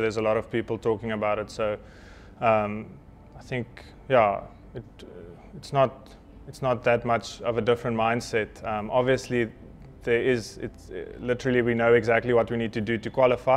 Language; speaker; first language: English; non-native, local second language; Afrikaans